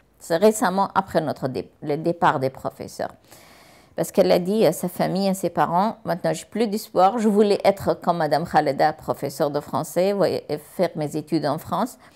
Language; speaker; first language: French; non-native, fluent; Persian